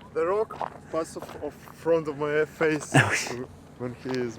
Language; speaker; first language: English; non-native, learner; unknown